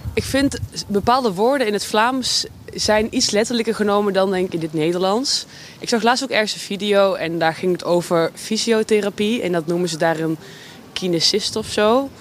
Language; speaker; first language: Dutch; native; Dutch